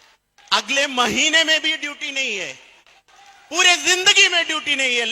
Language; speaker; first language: Hindi; non-native, local second language; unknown